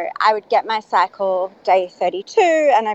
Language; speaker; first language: English; native; English